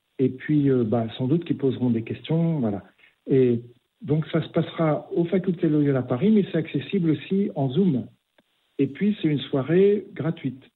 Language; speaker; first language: French; native; French